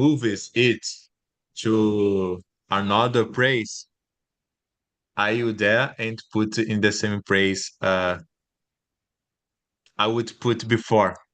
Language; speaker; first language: English; non-native, learner; Portuguese